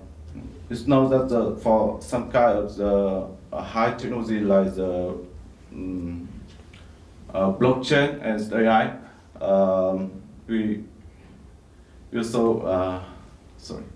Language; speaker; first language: English; non-native, learner; Vietnamese